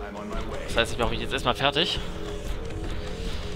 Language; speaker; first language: German; native; German